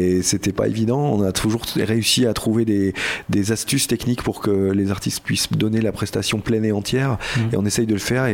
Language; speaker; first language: French; native; French